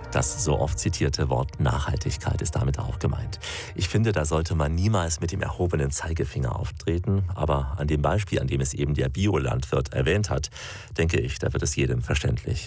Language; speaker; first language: German; native; German